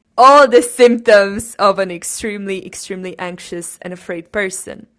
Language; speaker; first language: English; non-native, fluent; Romanian